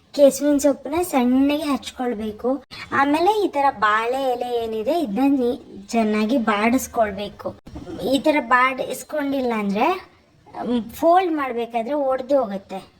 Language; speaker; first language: Kannada; non-native, local second language; Tulu